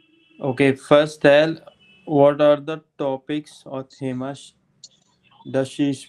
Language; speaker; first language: English; non-native, local second language; Hindi